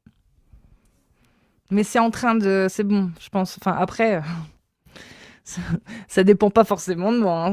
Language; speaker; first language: French; native; French